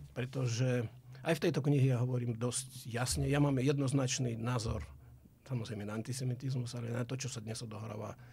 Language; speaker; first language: Slovak; non-native, fluent; Russian